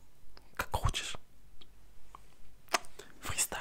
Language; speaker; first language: Russian; non-native, learner; French